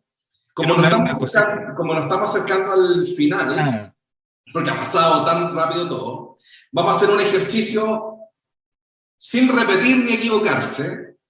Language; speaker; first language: Spanish; native; Spanish